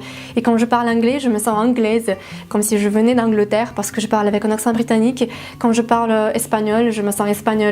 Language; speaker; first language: French; non-native, fluent; Russian